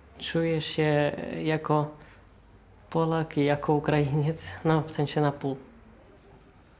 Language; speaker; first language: Polish; non-native, fluent; Ukrainian